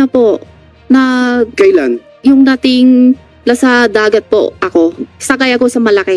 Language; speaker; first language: Filipino; non-native, learner; Chinese